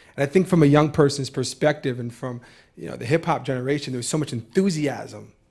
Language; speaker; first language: English; native; English